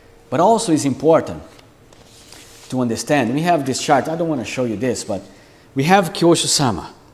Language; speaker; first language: English; non-native, fluent; Portuguese